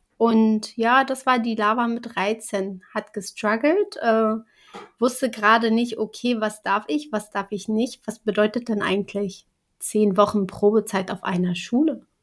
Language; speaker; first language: German; early bilingual, other home language; Kurdish